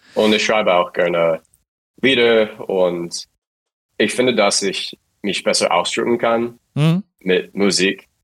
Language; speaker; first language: German; non-native, fluent; English